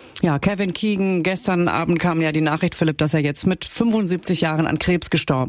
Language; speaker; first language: German; native; German